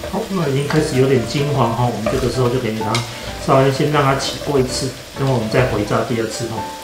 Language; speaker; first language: Chinese; native; Chinese